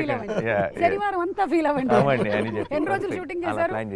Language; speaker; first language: Telugu; native; Telugu